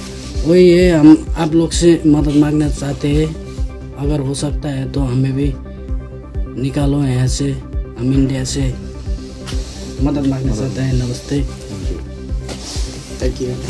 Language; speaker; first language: Hindi; non-native, learner; Nepali